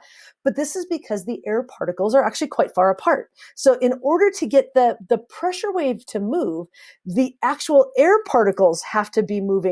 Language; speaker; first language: English; native; English